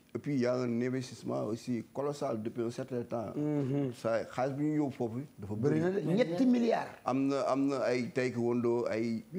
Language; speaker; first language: Wolof; native; Wolof